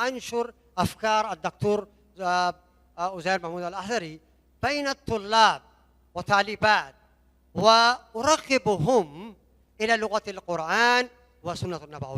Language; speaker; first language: Arabic; non-native, learner; Urdu